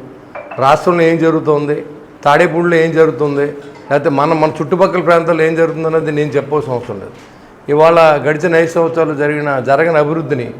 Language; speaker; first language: Telugu; native; Telugu